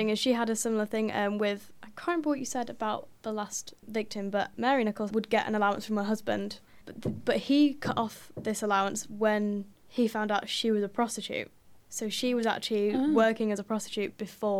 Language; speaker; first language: English; native; English